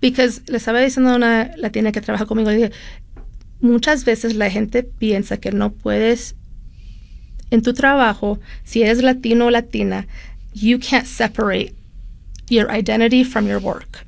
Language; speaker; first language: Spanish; early bilingual, heritage; Spanish